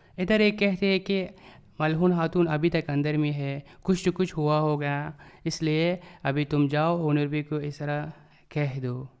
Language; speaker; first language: Urdu; non-native, learner; Turkish